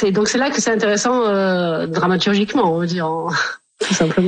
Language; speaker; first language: French; native; French